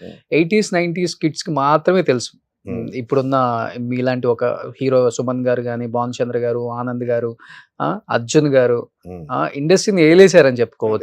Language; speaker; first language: Telugu; native; Telugu